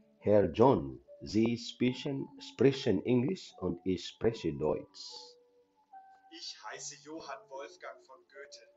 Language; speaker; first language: German; non-native, learner; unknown